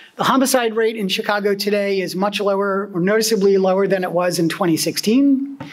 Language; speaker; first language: English; native; English